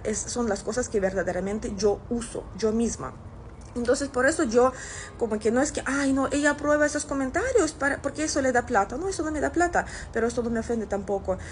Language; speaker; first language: Spanish; non-native, fluent; Russian